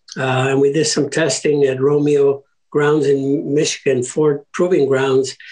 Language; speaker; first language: English; early bilingual, other home language; Italian